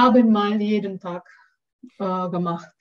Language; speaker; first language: German; non-native, learner; Indonesian